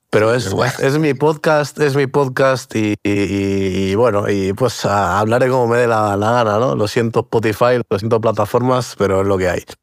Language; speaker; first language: Spanish; early bilingual, other home language; Portuguese